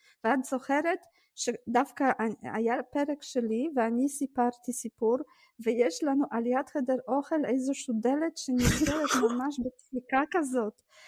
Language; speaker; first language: Hebrew; non-native, fluent; Polish